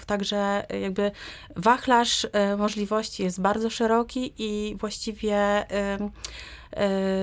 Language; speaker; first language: Polish; native; Polish